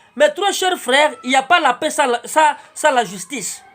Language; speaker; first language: French; non-native, local second language; Swahili